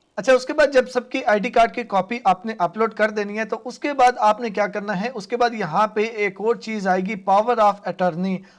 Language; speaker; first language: Urdu; non-native, local second language; Punjabi